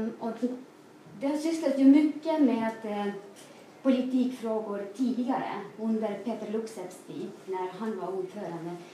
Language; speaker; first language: Swedish; non-native, fluent; Estonian